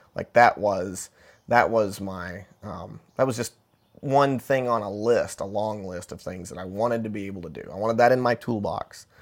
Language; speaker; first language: English; native; English